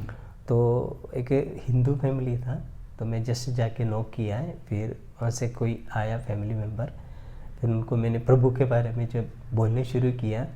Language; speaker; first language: Hindi; non-native, local second language; Malayalam